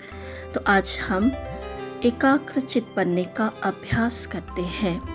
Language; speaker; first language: Hindi; native; Hindi